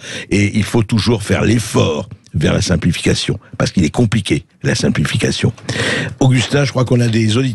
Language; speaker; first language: French; native; French